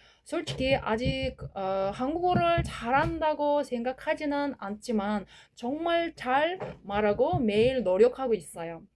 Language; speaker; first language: Korean; non-native, learner; Kazakh